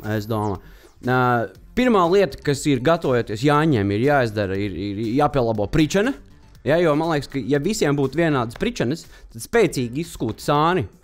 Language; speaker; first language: Latvian; native; Latvian